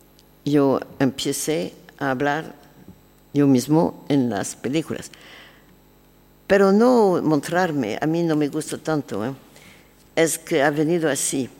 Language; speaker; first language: Spanish; non-native, learner; French